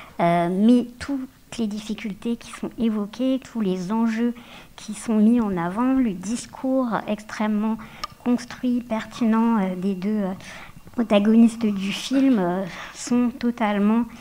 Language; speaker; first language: French; native; French